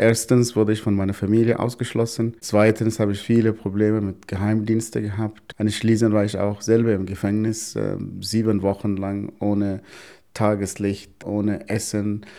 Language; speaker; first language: German; non-native, fluent; Arabic